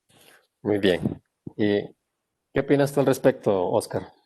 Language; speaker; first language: Spanish; native; Spanish